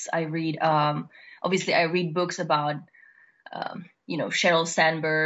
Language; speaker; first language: English; non-native, fluent; Czech